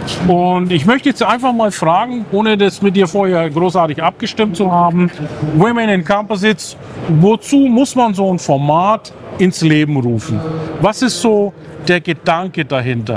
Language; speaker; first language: German; native; German